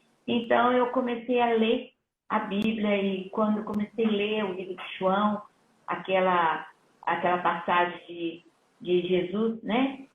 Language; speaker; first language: Portuguese; native; Portuguese